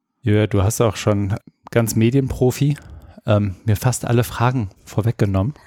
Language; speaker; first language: German; native; German